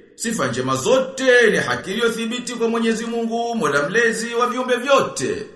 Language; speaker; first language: Swahili; native; Swahili